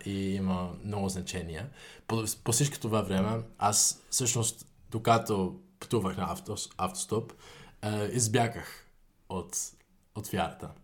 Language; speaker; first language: Bulgarian; non-native, fluent; Dutch